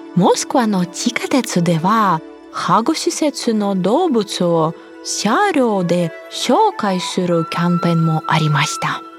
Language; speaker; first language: Japanese; non-native, fluent; Russian